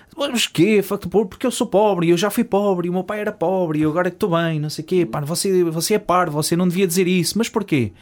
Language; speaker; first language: Portuguese; native; Portuguese